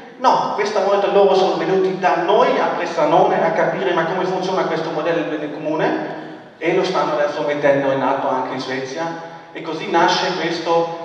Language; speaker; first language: Italian; non-native, local second language; German